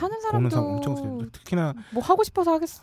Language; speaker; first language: Korean; native; Korean